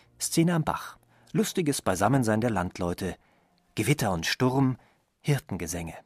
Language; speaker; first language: German; native; German